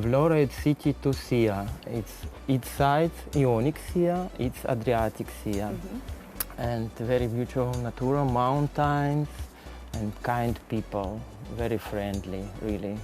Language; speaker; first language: English; non-native, learner; Russian